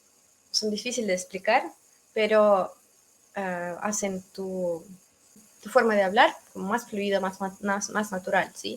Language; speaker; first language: Spanish; non-native, fluent; Russian